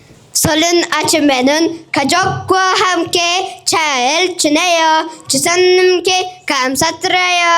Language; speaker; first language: Korean; non-native, learner; Uzbek